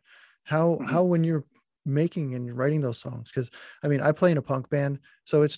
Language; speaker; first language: English; non-native, fluent; French